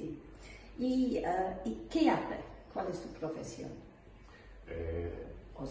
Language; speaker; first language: Spanish; non-native, learner; English